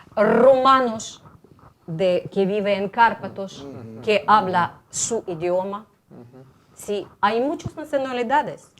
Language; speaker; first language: Spanish; non-native, fluent; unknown